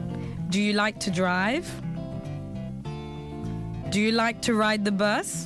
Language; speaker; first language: English; non-native, fluent; French